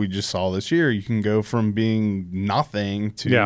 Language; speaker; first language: English; native; English